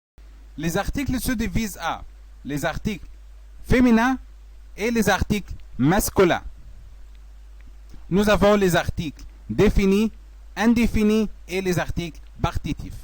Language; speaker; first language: French; non-native, fluent; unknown